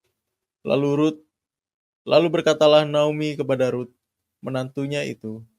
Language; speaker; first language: Indonesian; native; Indonesian